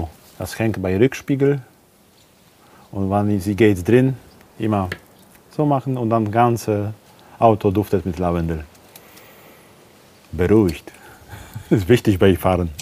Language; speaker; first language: German; non-native, learner; Polish